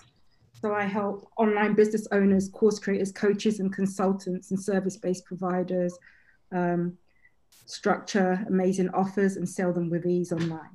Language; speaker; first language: English; native; English